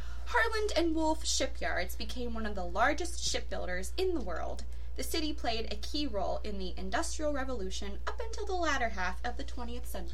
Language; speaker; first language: English; native; English